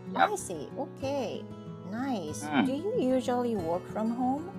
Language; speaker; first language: English; non-native, fluent; Japanese